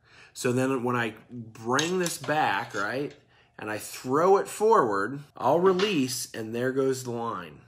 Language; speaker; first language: English; native; English